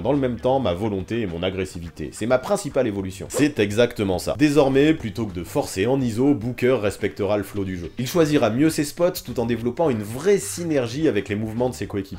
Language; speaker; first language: French; native; French